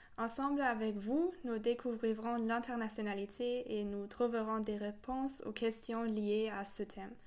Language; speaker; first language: French; non-native, fluent; German